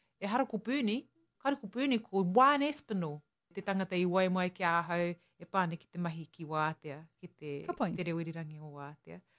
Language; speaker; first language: Māori; non-native, local second language; English